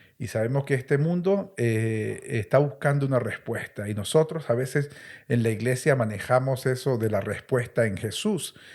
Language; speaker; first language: Spanish; native; Spanish